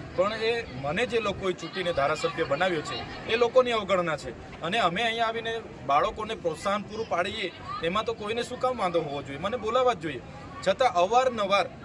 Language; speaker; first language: Gujarati; non-native, local second language; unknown